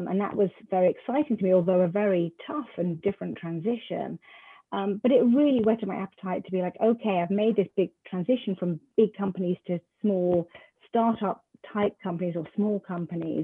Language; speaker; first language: English; native; English